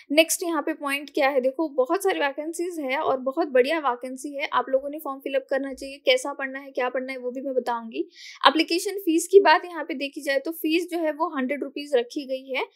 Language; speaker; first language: Hindi; non-native, local second language; Marathi